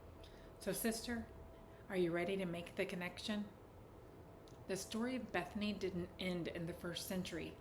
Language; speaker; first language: English; native; English